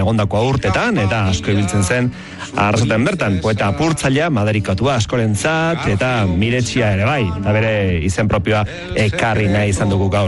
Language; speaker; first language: Basque; native; Basque